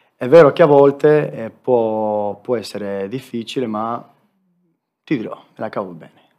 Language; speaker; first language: Italian; non-native, fluent; Spanish